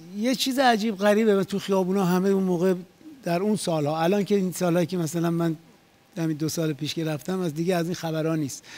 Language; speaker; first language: Persian; native; Persian